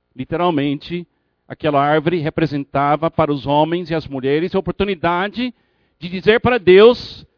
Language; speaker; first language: Portuguese; non-native, fluent; English